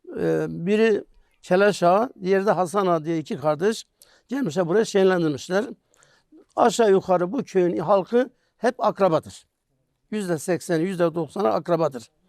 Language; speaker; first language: Turkish; non-native, local second language; Kurdish